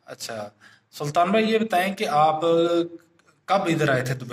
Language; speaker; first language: Hindi; native; Hindi